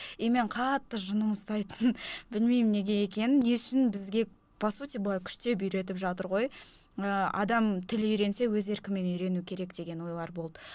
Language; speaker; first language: Kazakh; non-native, local second language; Russian